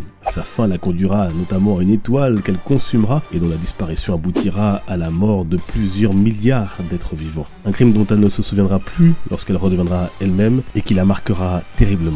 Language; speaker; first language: French; native; French